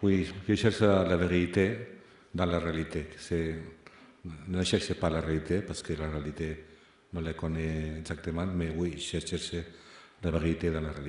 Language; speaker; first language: French; non-native, fluent; Spanish